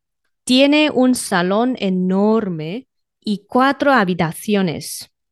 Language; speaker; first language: Spanish; non-native, fluent; Chinese